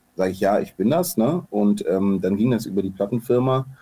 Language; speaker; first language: German; native; German